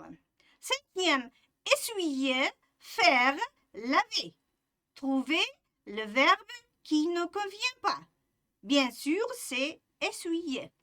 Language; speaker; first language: French; non-native, fluent; Uzbek